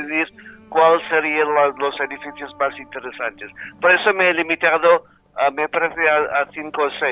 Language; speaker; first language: Spanish; non-native, fluent; English